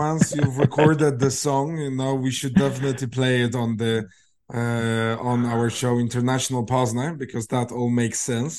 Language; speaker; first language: English; non-native, fluent; Polish